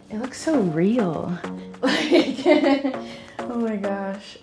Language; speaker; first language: English; native; English